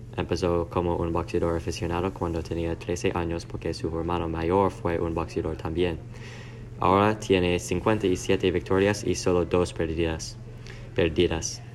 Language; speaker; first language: Spanish; non-native, learner; English